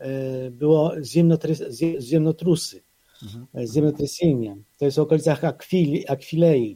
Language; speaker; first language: Polish; non-native, fluent; Ukrainian